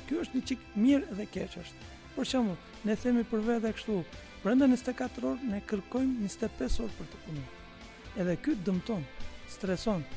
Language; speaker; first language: Albanian; non-native, fluent; Turkish